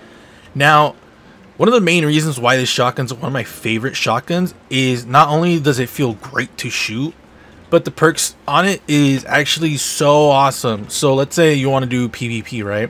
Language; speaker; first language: English; native; English